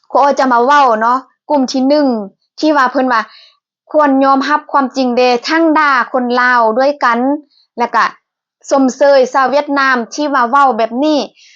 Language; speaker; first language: Thai; native; Thai